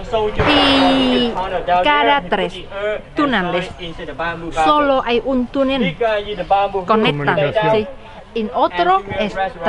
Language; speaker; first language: Spanish; non-native, fluent; Vietnamese